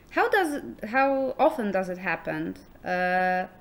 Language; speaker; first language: English; non-native, fluent; Polish